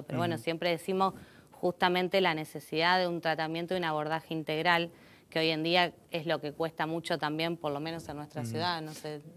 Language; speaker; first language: Spanish; native; Spanish